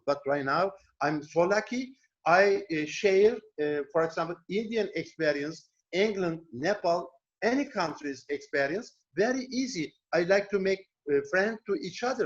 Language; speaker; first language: English; non-native, learner; Turkish